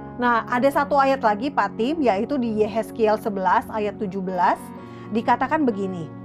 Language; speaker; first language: Indonesian; native; Indonesian